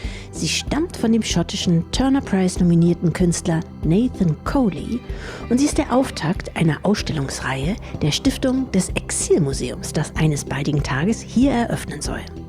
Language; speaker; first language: German; native; German